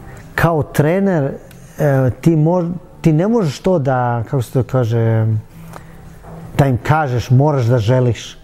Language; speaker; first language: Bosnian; early bilingual, heritage; Bosnian